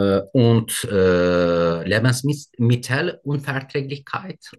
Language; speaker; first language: German; non-native, learner; Turkish